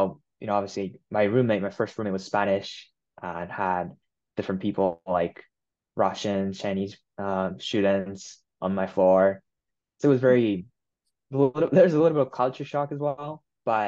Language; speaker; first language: English; non-native, fluent; Japanese